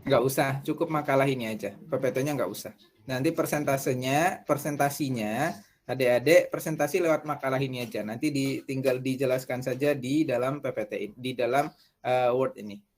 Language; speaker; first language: Indonesian; native; Indonesian